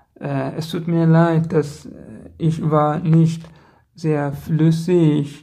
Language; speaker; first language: German; non-native, learner; Persian